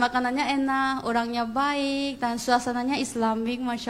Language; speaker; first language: Indonesian; non-native, learner; Korean